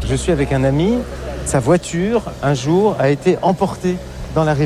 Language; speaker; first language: French; native; French